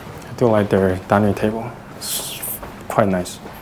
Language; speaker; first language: English; non-native, fluent; Chinese